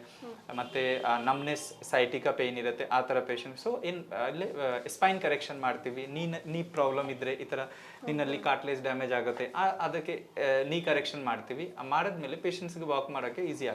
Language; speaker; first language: Kannada; non-native, local second language; Hindi